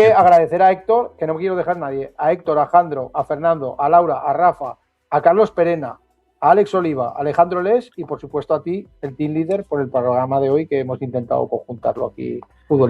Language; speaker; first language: Spanish; native; Spanish